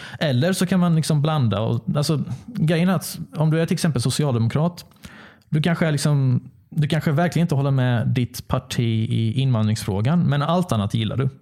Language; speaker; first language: Swedish; early bilingual, other home language; Bosnian